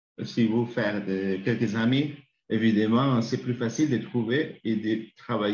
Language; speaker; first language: French; non-native, learner; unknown